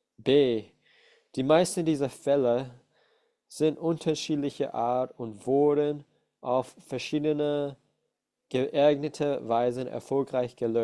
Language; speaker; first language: German; non-native, fluent; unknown